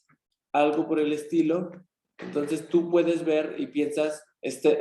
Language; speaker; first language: Spanish; native; Spanish